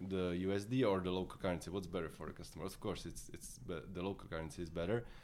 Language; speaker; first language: English; non-native, fluent; Czech